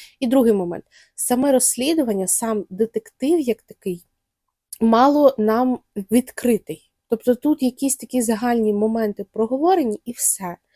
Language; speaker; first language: Ukrainian; non-native, local second language; Russian